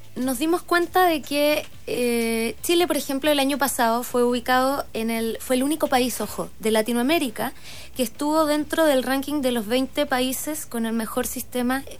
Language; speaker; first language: Spanish; native; Spanish